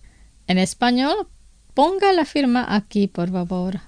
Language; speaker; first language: Spanish; non-native, fluent; Indonesian